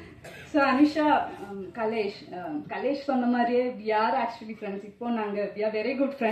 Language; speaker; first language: Tamil; non-native, fluent; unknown